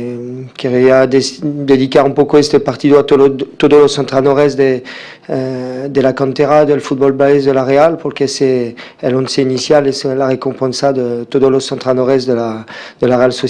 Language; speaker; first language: Spanish; non-native, fluent; French